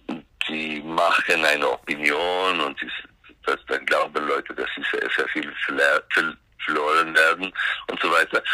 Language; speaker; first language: German; non-native, fluent; Swedish